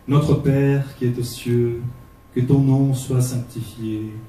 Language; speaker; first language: French; non-native, fluent; Portuguese